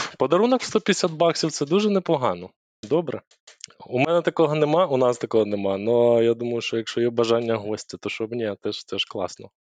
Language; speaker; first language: Ukrainian; native; Ukrainian